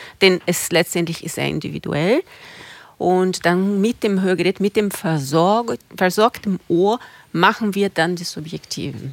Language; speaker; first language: German; non-native, fluent; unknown